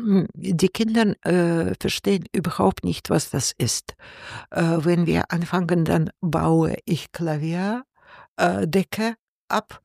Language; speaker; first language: German; non-native, learner; Russian